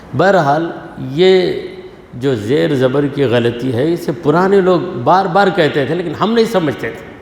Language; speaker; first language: Urdu; native; Urdu